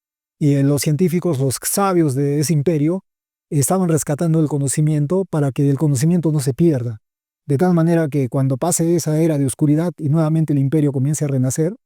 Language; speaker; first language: Spanish; native; Spanish